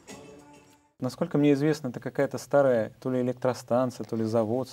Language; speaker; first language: Russian; native; Russian